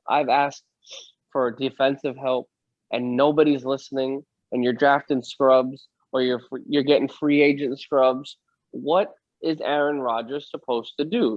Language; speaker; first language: English; native; English